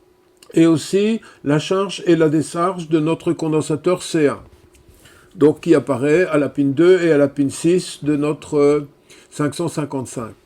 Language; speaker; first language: French; native; French